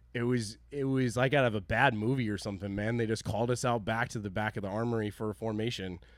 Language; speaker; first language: English; native; English